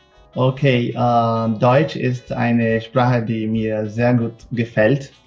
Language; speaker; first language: German; non-native, fluent; Portuguese